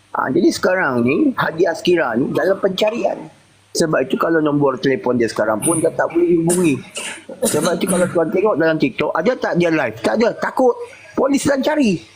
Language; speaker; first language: Malay; native; Malay